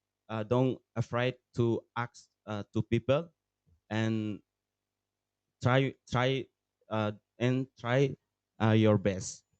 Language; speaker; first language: English; non-native, learner; Tetum